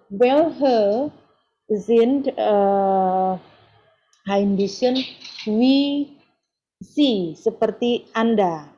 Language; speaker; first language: German; non-native, fluent; Indonesian